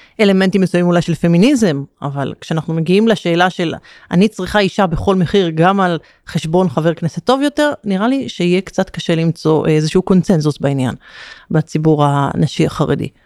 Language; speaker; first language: Hebrew; native; Hebrew